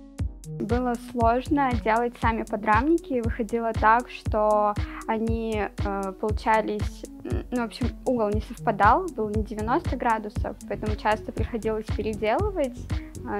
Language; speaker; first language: Russian; native; Russian